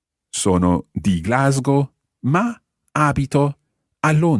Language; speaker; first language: Italian; non-native, fluent; English